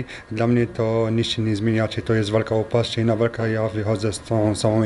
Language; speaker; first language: Polish; non-native, learner; French